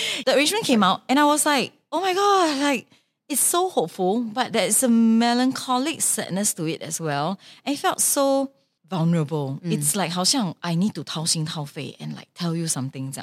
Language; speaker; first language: English; non-native, local second language; Chinese